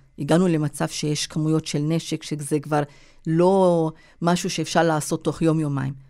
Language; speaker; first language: Hebrew; non-native, local second language; Arabic